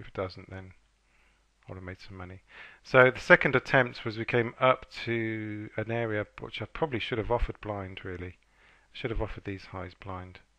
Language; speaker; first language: English; native; English